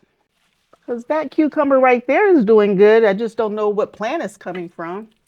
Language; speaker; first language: English; native; English